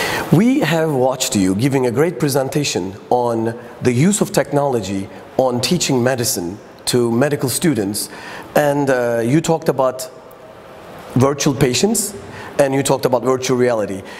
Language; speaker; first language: English; non-native, fluent; Turkish